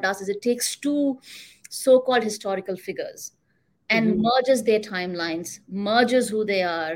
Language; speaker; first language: English; non-native, local second language; Tamil